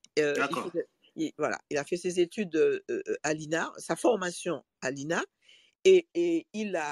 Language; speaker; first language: French; native; French